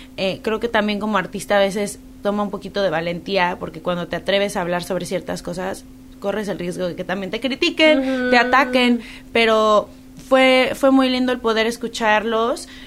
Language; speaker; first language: Spanish; native; Spanish